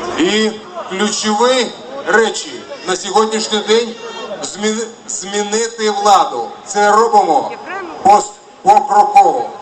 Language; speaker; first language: Ukrainian; non-native, local second language; Russian